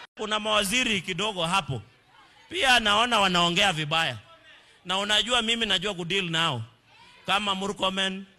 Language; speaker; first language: Swahili; non-native, local second language; Kalenjin